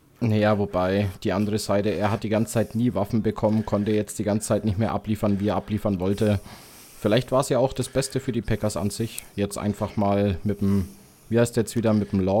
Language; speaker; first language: German; native; German